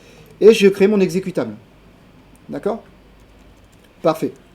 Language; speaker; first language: French; native; French